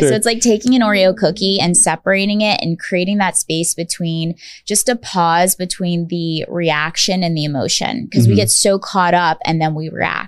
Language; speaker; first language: English; native; English